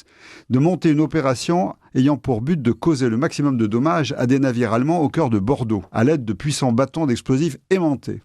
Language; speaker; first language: French; native; French